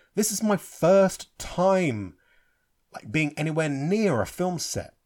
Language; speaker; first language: English; native; English